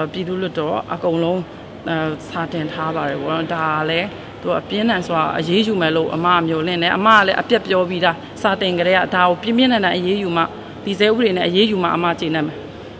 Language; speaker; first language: Burmese; non-native, local second language; Shwe Palaung